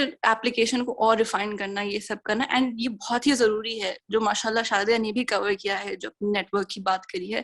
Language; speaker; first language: Hindi; native; Hindi